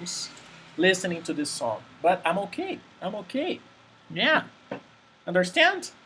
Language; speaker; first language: English; non-native, fluent; Portuguese